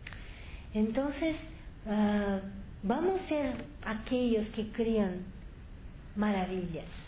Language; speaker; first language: Spanish; non-native, fluent; Portuguese